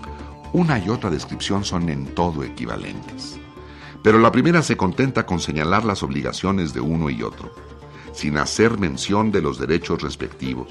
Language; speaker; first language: Spanish; native; Spanish